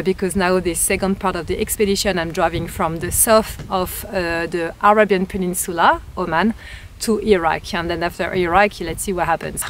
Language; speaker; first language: English; non-native, fluent; French